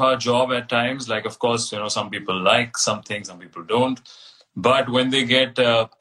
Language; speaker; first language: English; non-native, local second language; Hindi